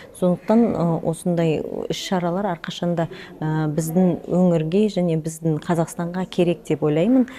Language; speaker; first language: Kazakh; non-native, local second language; Russian